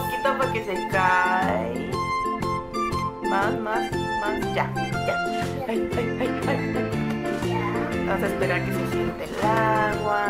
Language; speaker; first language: Spanish; native; Spanish